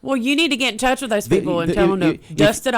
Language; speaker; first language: English; native; English